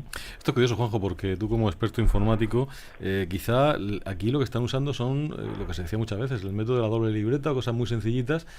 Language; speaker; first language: Spanish; native; Spanish